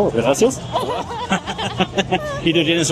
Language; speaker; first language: Spanish; non-native, learner; Polish